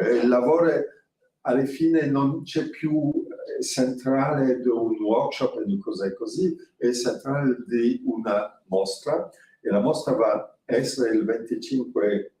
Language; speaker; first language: Italian; non-native, fluent; French